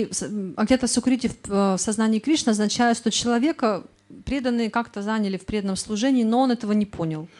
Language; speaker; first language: Russian; native; Russian